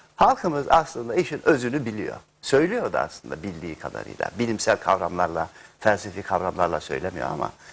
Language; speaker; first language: Turkish; native; Turkish